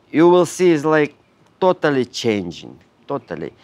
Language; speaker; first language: English; non-native, learner; Russian